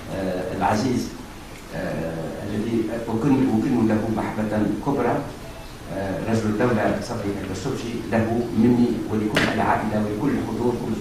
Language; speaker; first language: Arabic; native; Arabic